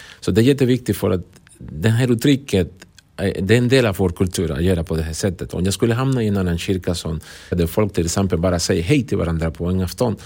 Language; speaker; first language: Swedish; non-native, fluent; Spanish